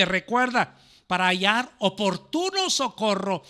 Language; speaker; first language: Spanish; native; Spanish